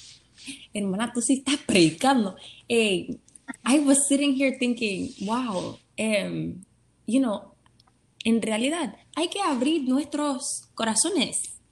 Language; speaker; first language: Spanish; early bilingual, heritage; Spanish